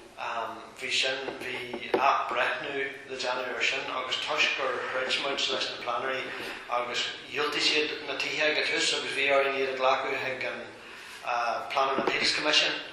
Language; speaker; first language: Irish; non-native, local second language; English